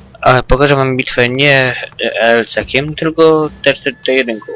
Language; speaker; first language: Polish; native; Polish